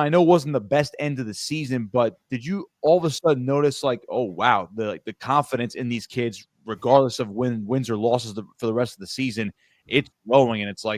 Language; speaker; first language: English; native; English